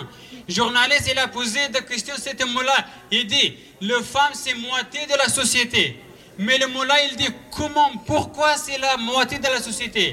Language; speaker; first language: French; non-native, learner; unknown